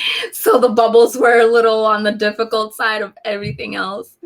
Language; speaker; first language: English; native; English